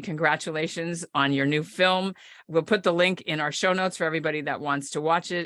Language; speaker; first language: English; native; English